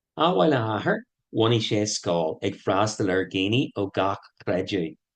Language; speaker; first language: Irish; non-native, local second language; English